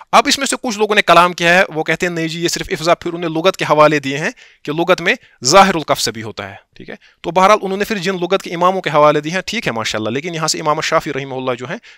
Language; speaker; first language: Urdu; non-native, local second language; Kashmiri